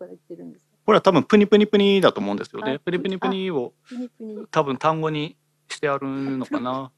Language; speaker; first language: Japanese; native; Japanese